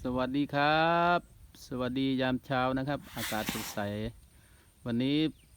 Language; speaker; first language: Thai; non-native, local second language; Northern Khmer